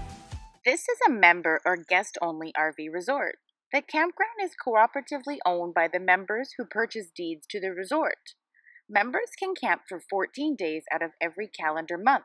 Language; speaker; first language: English; native; English